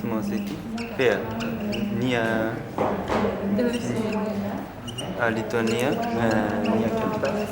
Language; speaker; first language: English; non-native, learner; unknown